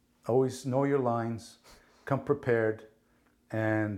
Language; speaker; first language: English; early bilingual, other home language; Italian